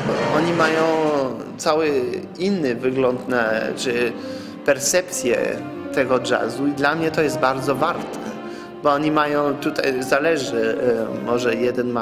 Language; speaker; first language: Polish; non-native, fluent; French